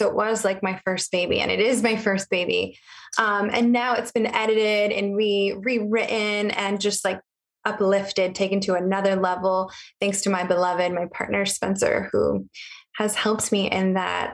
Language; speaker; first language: English; native; English